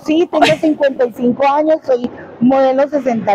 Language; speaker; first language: Spanish; native; Spanish